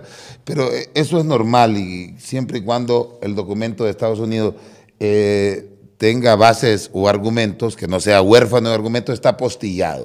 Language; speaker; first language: Spanish; native; Spanish